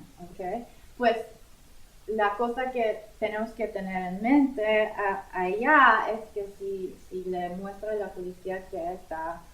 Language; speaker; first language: Spanish; non-native, fluent; English